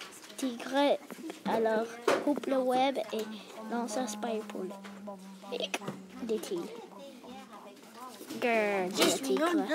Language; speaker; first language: French; non-native, learner; English